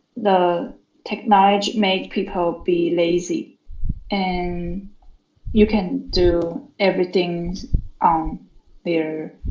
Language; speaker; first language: English; non-native, learner; Chinese